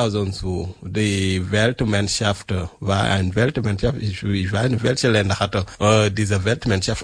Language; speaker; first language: German; non-native, learner; French